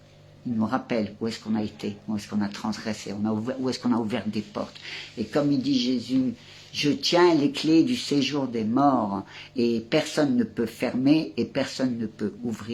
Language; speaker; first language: French; native; French